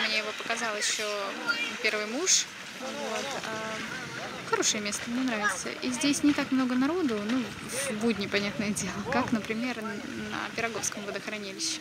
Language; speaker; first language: Russian; native; Russian